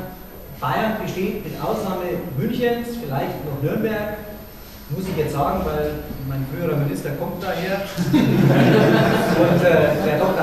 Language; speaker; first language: German; native; German